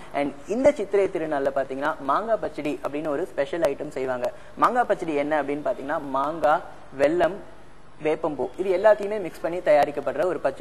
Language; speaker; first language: Tamil; native; Tamil